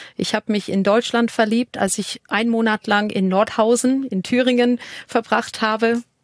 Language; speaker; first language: German; non-native, fluent; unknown